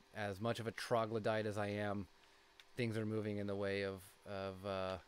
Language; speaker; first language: English; native; English